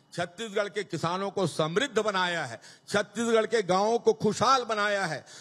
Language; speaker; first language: Hindi; native; Hindi